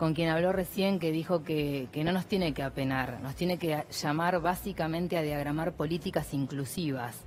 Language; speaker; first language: Spanish; native; Spanish